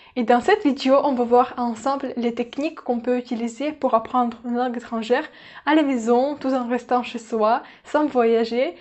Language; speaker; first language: French; non-native, fluent; Russian